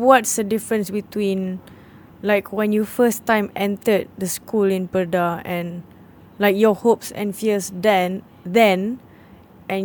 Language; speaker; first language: English; non-native, local second language; Malay